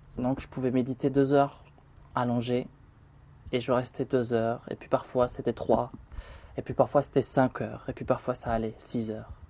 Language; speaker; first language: French; early bilingual, other home language; Arabic